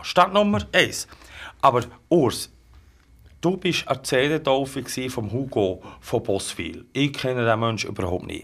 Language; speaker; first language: German; native; German